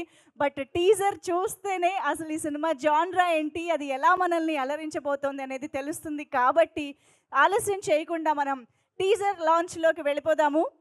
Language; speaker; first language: Telugu; native; Telugu